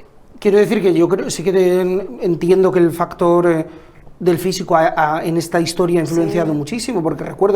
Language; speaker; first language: Spanish; native; Spanish